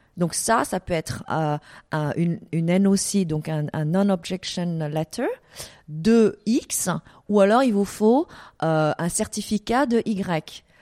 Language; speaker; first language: French; early bilingual, other home language; Vietnamese